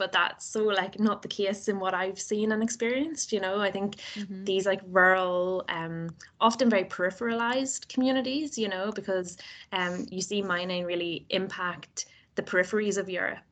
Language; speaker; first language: English; native; English